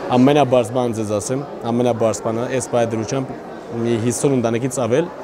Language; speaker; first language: Armenian; early bilingual, heritage; Armenian